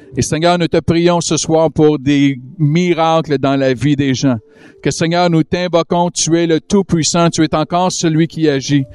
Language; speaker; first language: French; native; French